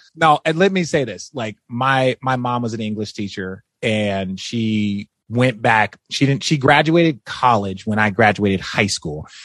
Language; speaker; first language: English; native; English